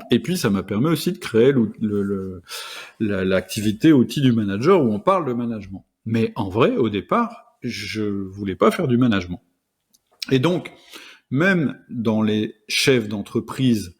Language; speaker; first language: French; native; French